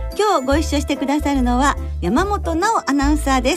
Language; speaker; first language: Japanese; native; Japanese